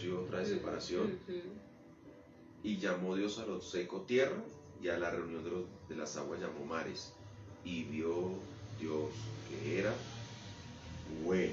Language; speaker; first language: Spanish; native; Spanish